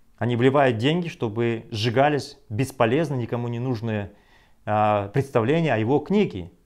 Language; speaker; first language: Russian; non-native, local second language; Kazakh